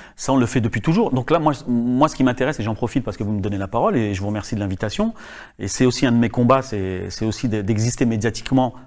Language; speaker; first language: French; native; French